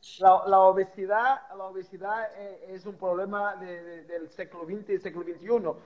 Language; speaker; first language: Spanish; non-native, fluent; Portuguese